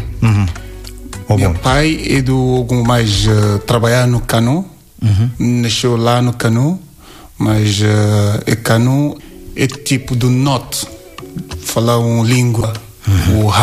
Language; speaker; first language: Portuguese; non-native, learner; Yoruba